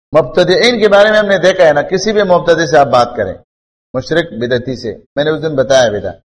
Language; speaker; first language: Urdu; non-native, local second language; Pashto